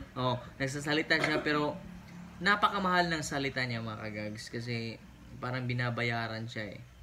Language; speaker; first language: Filipino; non-native, local second language; Cebuano